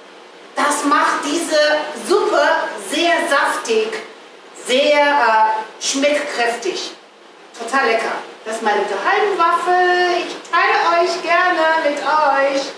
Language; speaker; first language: German; non-native, fluent; Chinese